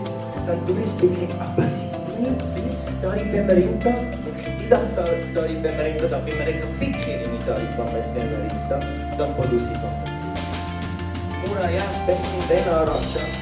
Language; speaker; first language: Indonesian; non-native, learner; English